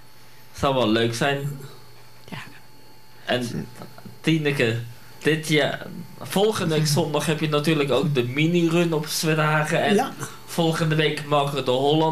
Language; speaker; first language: Dutch; native; Dutch